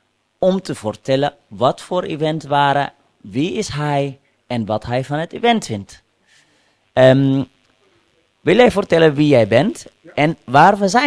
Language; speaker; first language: Dutch; non-native, fluent; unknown